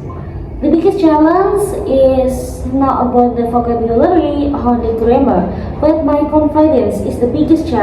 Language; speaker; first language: English; non-native, learner; Indonesian